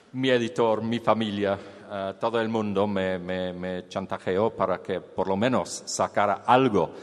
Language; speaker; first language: Spanish; non-native, fluent; English